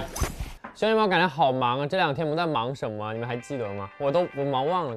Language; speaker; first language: Chinese; native; Chinese